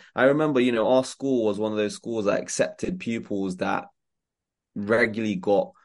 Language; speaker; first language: English; native; English